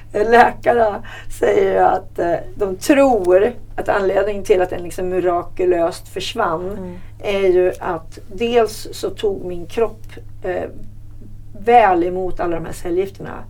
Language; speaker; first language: Swedish; native; Swedish